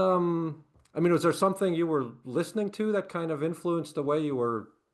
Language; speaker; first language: English; native; English